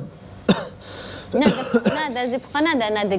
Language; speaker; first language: Persian; native; Persian